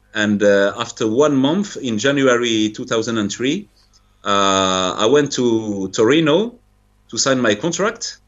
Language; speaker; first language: English; non-native, fluent; French